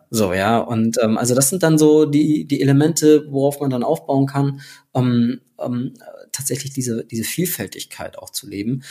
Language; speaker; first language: German; native; German